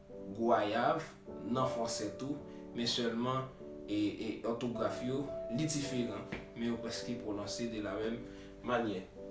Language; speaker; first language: French; non-native, learner; Haitian Creole